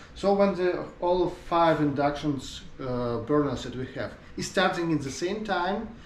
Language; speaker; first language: English; non-native, learner; Ukrainian